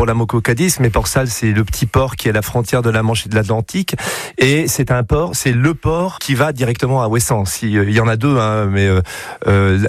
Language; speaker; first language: French; native; French